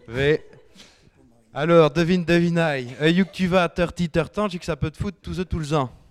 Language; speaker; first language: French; native; French